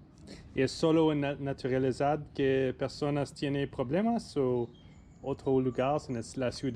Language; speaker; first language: Spanish; non-native, learner; English